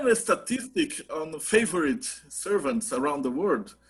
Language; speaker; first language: English; non-native, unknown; Portuguese